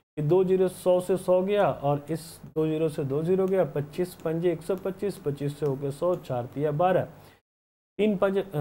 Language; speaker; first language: Hindi; native; Hindi